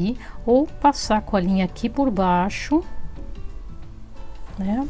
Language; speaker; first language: Portuguese; native; Portuguese